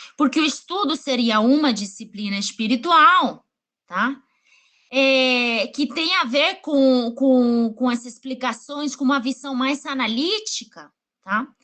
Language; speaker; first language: Portuguese; non-native, fluent; Spanish